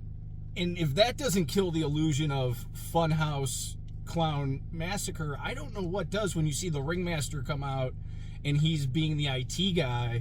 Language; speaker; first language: English; native; English